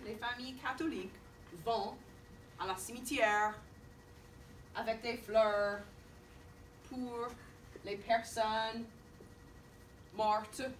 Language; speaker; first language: French; non-native, fluent; English